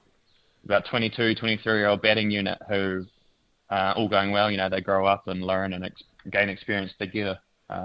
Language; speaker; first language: English; native; English